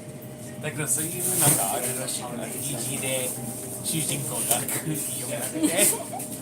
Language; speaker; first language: Japanese; non-native, learner; English